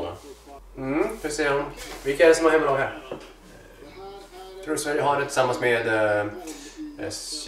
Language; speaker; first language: Swedish; native; Swedish